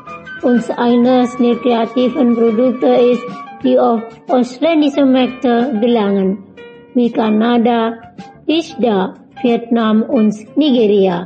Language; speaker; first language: German; non-native, fluent; Indonesian